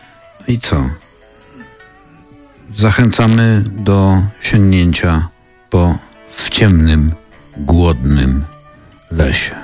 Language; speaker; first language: Polish; native; Polish